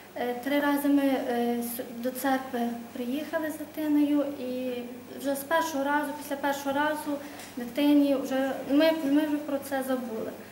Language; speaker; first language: Ukrainian; native; Ukrainian